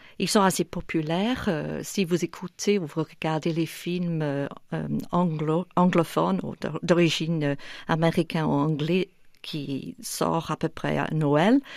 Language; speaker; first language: French; non-native, fluent; English